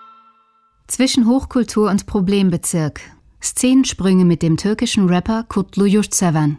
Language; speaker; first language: German; native; German